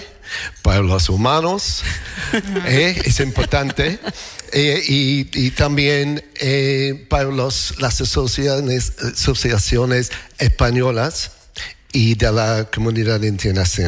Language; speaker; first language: Spanish; non-native, learner; English